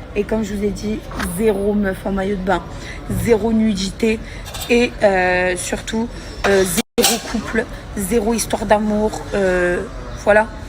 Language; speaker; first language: French; early bilingual, other home language; Arabic